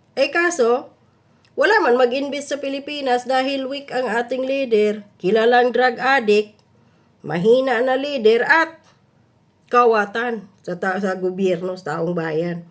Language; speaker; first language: Filipino; native; Filipino